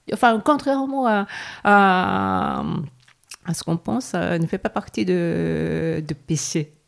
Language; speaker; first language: French; non-native, fluent; Japanese